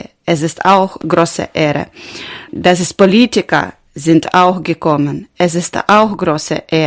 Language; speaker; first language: German; non-native, learner; Ukrainian